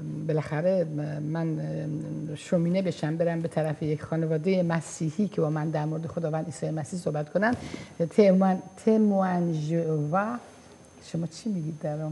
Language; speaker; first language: Persian; non-native, fluent; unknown